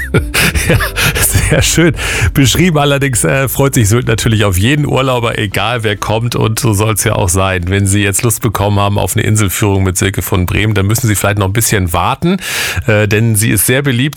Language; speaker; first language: German; native; German